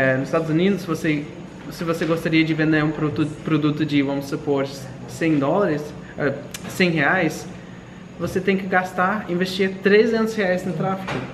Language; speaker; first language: Portuguese; non-native, fluent; English